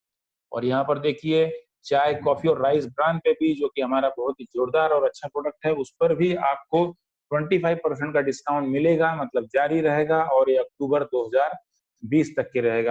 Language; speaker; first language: Hindi; native; Hindi